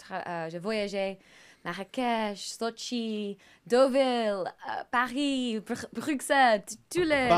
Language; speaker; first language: French; non-native, learner; English